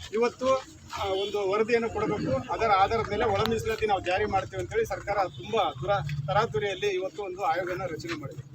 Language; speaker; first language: Kannada; non-native, local second language; Lambadi